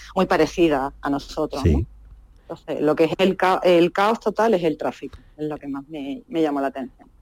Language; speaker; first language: Spanish; native; Spanish